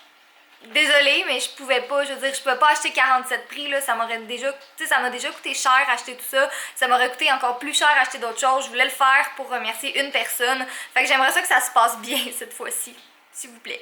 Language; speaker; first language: French; native; French